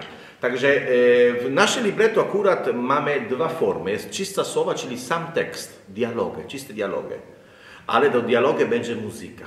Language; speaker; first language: Polish; non-native, learner; Italian